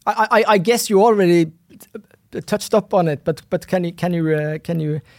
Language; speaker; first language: English; non-native, fluent; Norwegian